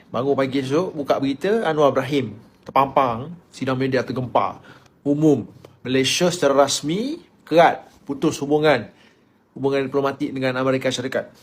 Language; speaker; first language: Malay; native; Malay